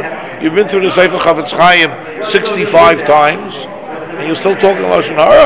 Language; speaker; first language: English; native; English